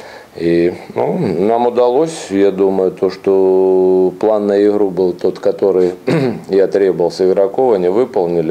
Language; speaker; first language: Russian; native; Russian